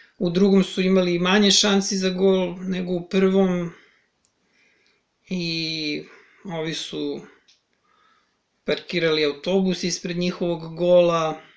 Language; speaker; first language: Serbian; native; Serbian